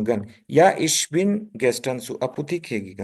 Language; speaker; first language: German; non-native, fluent; Urdu